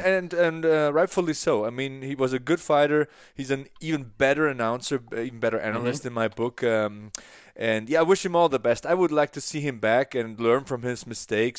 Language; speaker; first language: English; non-native, fluent; German